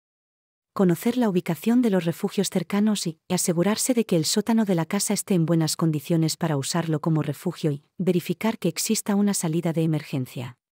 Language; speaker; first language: Spanish; native; Spanish